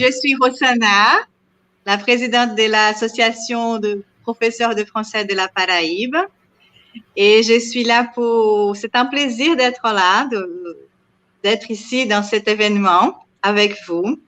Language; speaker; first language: French; non-native, fluent; Portuguese